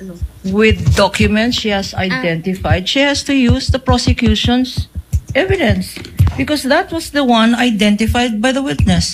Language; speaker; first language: English; non-native, local second language; Filipino